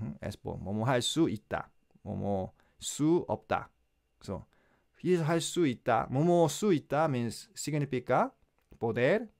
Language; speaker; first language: Spanish; non-native, learner; Korean